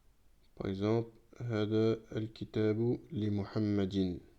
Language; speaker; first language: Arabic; non-native, fluent; French